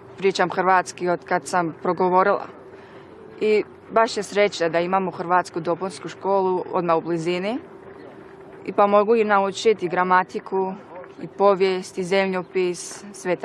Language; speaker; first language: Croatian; early bilingual, heritage; Croatian